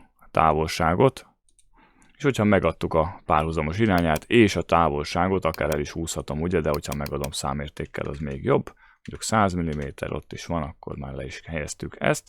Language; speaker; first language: Hungarian; native; Hungarian